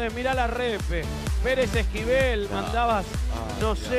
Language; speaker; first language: Spanish; native; Spanish